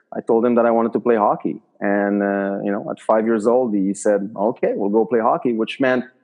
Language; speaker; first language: English; native; English